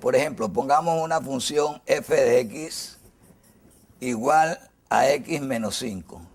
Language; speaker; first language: Spanish; native; Spanish